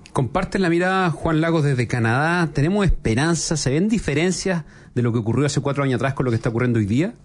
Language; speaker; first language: Spanish; native; Spanish